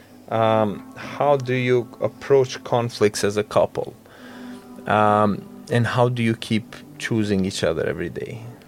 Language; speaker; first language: English; non-native, fluent; Albanian